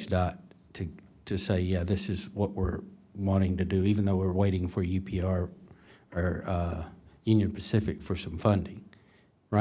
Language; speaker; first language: English; native; English